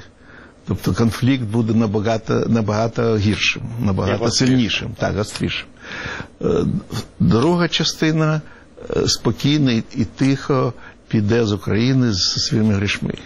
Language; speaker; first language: Ukrainian; non-native, local second language; Russian